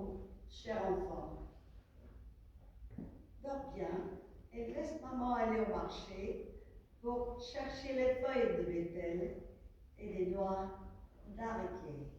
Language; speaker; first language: French; non-native, fluent; Vietnamese